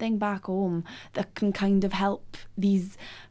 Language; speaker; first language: English; native; English